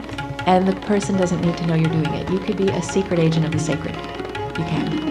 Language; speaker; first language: English; native; English